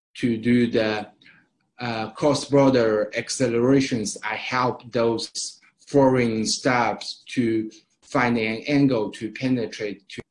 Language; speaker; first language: English; non-native, fluent; Chinese